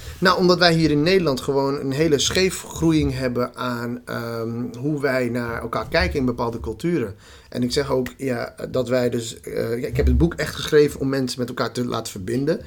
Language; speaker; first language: Dutch; early bilingual, other home language; Somali